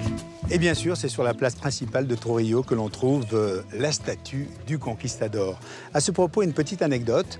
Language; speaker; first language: French; native; French